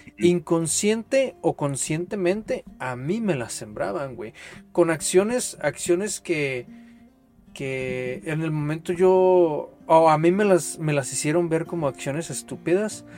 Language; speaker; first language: Spanish; native; Spanish